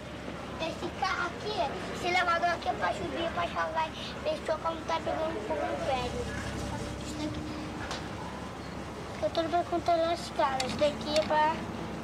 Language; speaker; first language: Portuguese; native; Portuguese